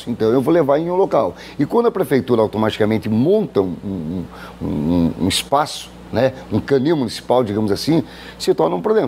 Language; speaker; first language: Portuguese; native; Portuguese